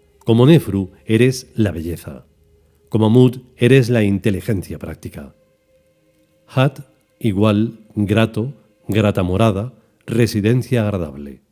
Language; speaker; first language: Spanish; native; Spanish